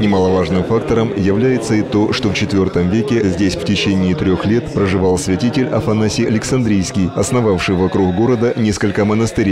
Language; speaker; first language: Russian; native; Russian